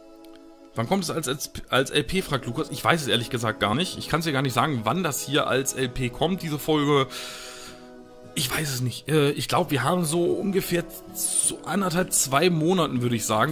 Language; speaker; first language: German; native; German